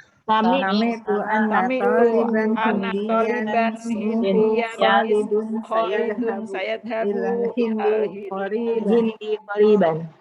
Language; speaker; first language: Arabic; non-native, learner; Indonesian